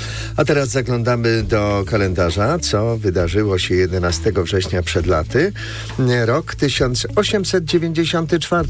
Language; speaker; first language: Polish; native; Polish